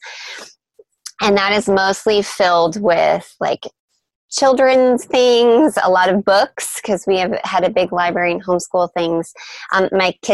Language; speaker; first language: English; native; English